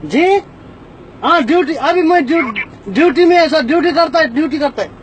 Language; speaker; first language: Hindi; non-native, learner; Nepali